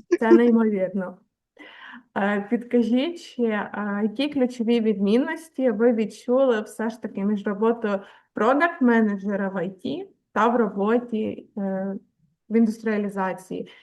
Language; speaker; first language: Ukrainian; native; Ukrainian